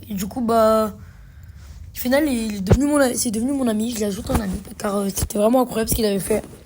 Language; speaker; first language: French; native; French